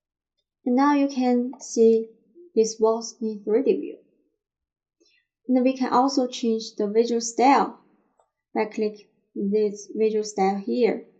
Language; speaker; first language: English; non-native, fluent; Chinese